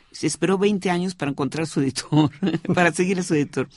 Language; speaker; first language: Spanish; native; Spanish